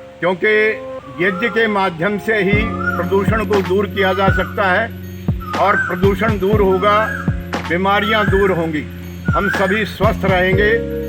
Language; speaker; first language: Hindi; native; Hindi